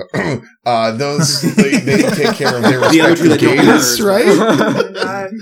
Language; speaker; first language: English; native; English